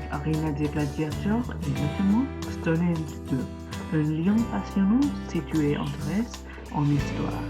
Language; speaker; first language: French; non-native, learner; English